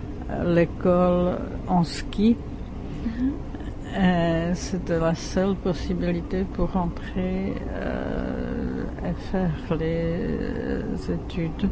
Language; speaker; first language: French; non-native, fluent; Czech